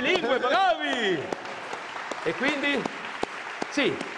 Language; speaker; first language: Italian; native; Italian